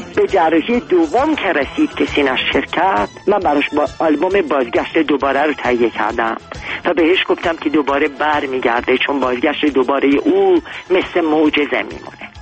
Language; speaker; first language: Persian; non-native, local second language; Armenian